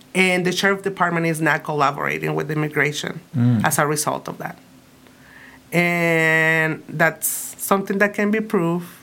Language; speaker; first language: English; early bilingual, other home language; Spanish